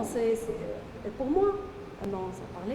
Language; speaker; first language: French; non-native, local second language; Arabic